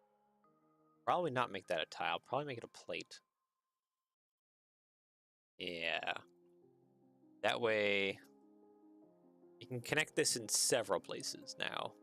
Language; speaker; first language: English; native; English